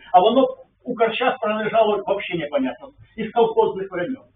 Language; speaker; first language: Russian; non-native, local second language; Ukrainian